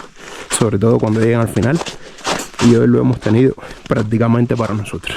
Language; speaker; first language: Spanish; native; Spanish